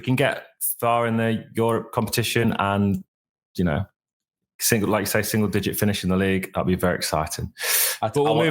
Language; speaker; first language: English; native; English